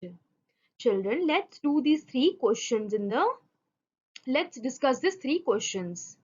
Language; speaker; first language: English; non-native, local second language; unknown